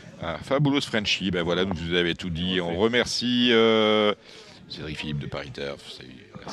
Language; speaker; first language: French; native; French